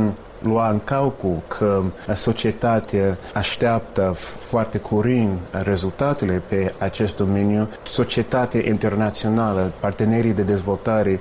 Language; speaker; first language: Romanian; non-native, fluent; English